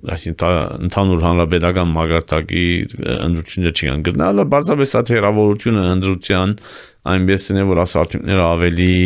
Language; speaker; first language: Armenian; native; Armenian